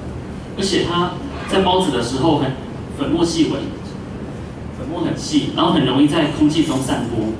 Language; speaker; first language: Chinese; native; Chinese